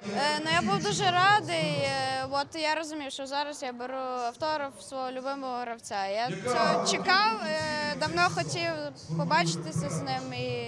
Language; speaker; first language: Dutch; non-native, learner; Ukrainian